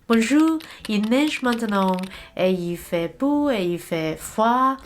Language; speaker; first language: French; non-native, learner; Cantonese